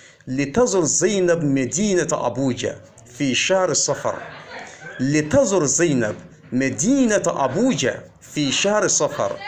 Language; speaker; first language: Arabic; non-native, fluent; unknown